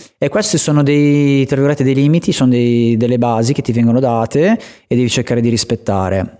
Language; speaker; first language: Italian; native; Italian